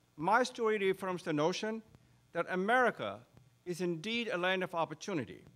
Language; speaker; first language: English; non-native, local second language; Urdu